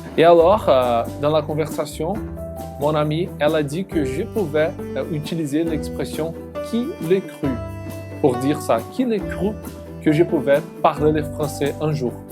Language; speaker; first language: French; non-native, learner; Portuguese